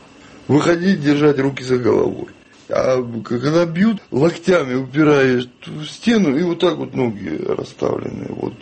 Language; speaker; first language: Russian; non-native, local second language; Chechen